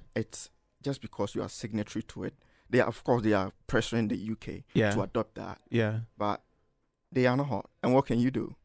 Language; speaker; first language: English; non-native, local second language; Akan